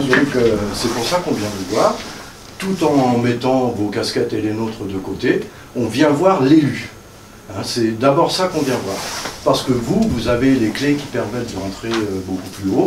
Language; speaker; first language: French; native; French